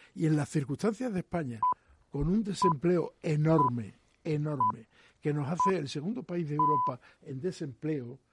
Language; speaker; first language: Spanish; native; Spanish